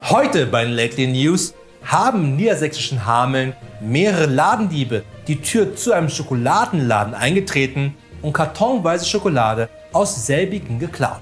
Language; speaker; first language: German; native; German